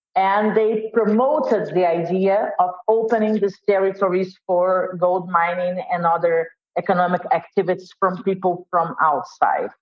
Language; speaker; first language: English; non-native, fluent; Portuguese